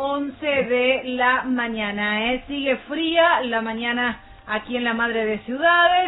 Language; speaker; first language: Spanish; native; Spanish